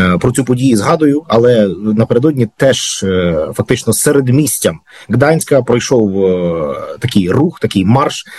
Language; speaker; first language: Ukrainian; native; Ukrainian